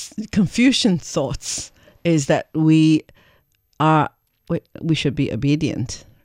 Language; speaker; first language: English; non-native, fluent; Chinese